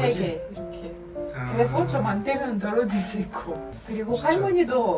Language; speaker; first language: Korean; non-native, learner; Ukrainian